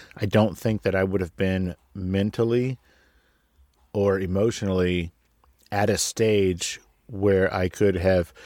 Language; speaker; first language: English; native; English